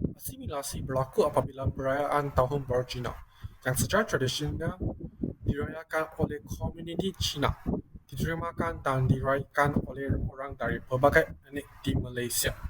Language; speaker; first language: Malay; non-native, local second language; Chinese